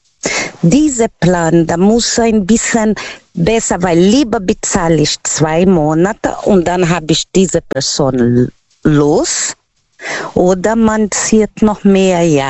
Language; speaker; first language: German; non-native, learner; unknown